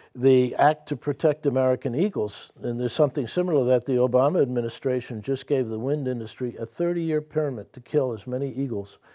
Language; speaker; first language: English; native; English